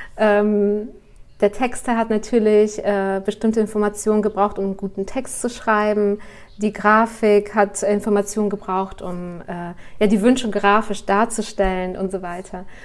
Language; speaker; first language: German; early bilingual, other home language; Russian